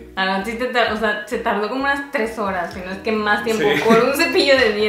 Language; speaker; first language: Spanish; native; Spanish